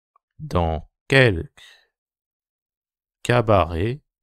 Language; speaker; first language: French; non-native, fluent; Japanese